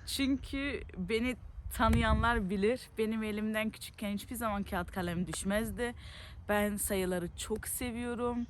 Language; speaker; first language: Turkish; early bilingual, heritage; Turkish